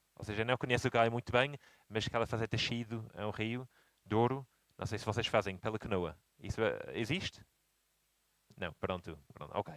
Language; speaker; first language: Portuguese; non-native, fluent; English